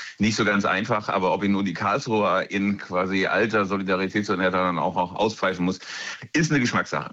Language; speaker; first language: German; native; German